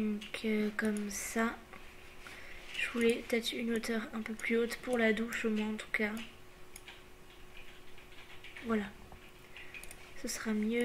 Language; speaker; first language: French; native; French